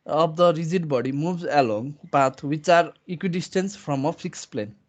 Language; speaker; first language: English; non-native, local second language; Nepali